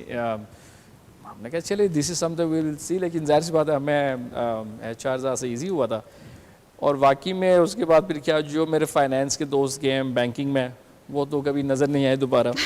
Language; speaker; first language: Urdu; early bilingual, heritage; Urdu